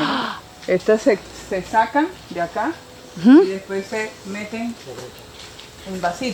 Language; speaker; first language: Spanish; native; Spanish